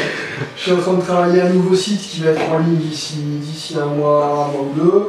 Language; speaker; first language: French; native; French